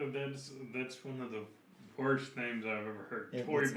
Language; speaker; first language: English; native; English